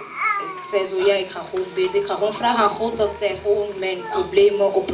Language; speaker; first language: Dutch; early bilingual, other home language; French